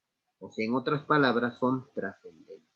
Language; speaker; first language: Spanish; native; Spanish